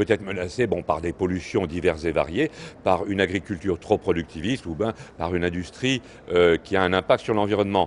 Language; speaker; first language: French; native; French